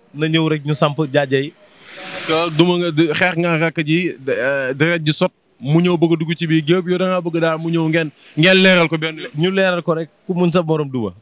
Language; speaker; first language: Wolof; native; Wolof